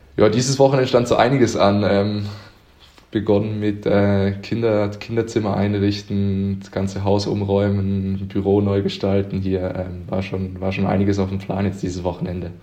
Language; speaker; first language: German; native; German